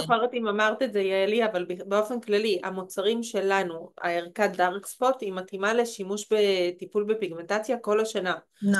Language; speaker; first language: Hebrew; native; Hebrew